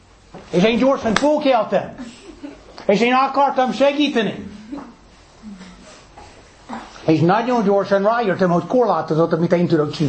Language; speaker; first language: Hungarian; non-native, fluent; English